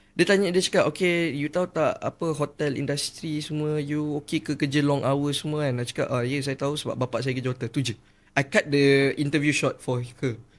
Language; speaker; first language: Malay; native; Malay